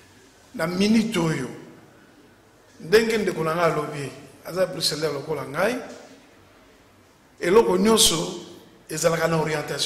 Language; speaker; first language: French; non-native, local second language; Lingala